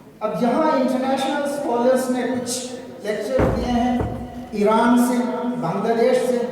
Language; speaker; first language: Urdu; non-native, fluent; Divehi